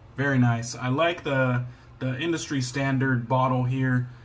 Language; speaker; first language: English; native; English